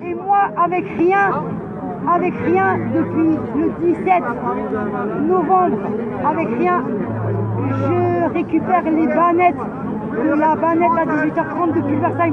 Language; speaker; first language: French; native; French